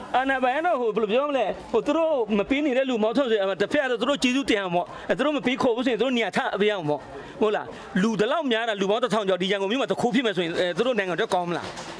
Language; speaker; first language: Burmese; non-native, local second language; S'gaw Karen